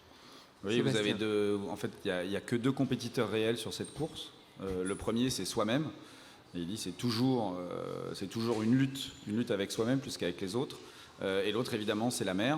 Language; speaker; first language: French; native; French